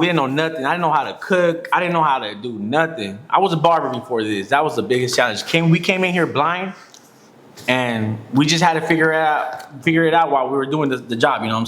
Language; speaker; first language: English; native; English